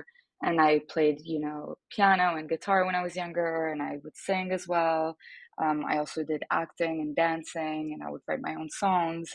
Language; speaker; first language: English; non-native, fluent; French